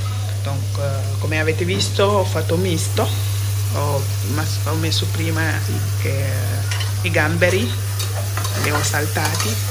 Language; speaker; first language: Italian; non-native, fluent; Wolof